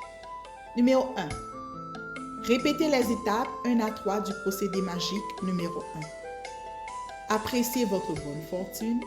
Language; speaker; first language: French; native; French